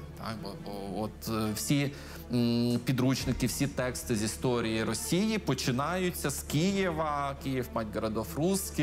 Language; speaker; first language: Ukrainian; native; Ukrainian